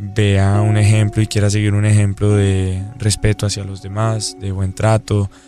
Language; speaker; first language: Spanish; native; Spanish